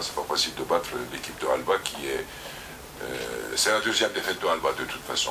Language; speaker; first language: French; native; French